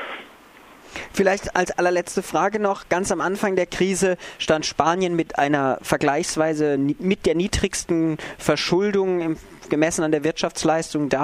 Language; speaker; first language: German; native; German